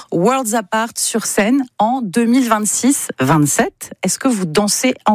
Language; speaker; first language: French; native; French